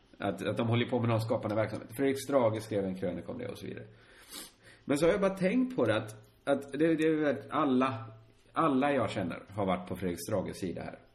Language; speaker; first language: Swedish; native; Swedish